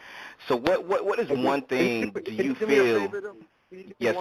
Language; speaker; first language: English; native; English